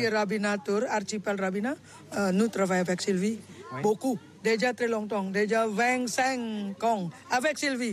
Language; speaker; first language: French; non-native, learner; Indonesian